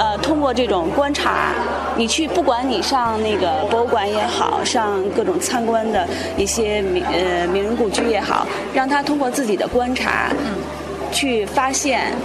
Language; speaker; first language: Chinese; native; Chinese